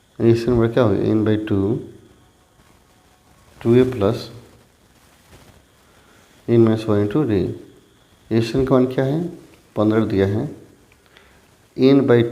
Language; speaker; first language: Hindi; native; Hindi